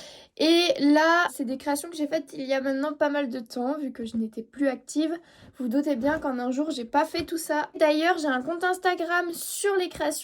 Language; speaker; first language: French; native; French